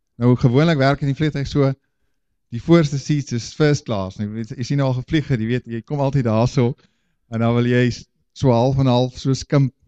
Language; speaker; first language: Afrikaans; native; Afrikaans